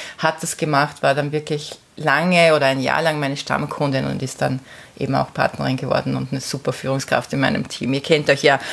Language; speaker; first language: German; native; German